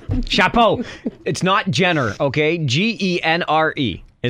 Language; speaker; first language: English; native; English